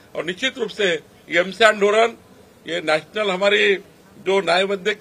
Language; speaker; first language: Hindi; non-native, local second language; Marathi